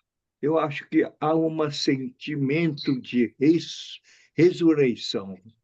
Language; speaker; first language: Portuguese; non-native, fluent; Chinese